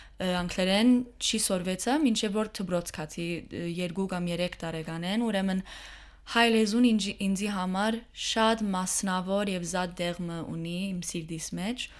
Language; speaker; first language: Armenian; early bilingual, heritage; Armenian